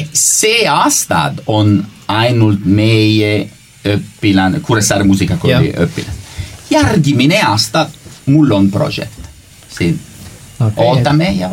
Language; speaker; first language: Estonian; non-native, learner; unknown